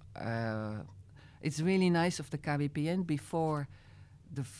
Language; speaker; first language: English; non-native, fluent; Dutch